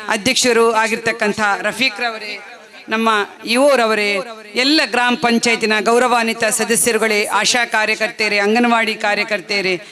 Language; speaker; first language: Kannada; native; Kannada